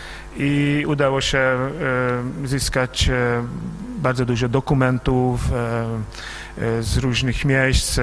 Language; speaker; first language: Polish; non-native, fluent; Hungarian